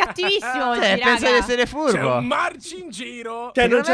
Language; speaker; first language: Italian; native; Italian